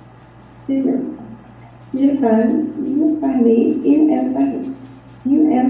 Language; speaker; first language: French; non-native, learner; Portuguese